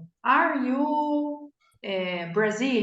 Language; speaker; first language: English; non-native, fluent; Portuguese